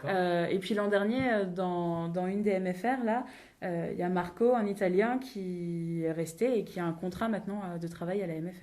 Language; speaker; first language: French; native; French